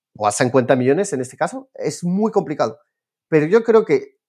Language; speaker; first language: Spanish; non-native, fluent; French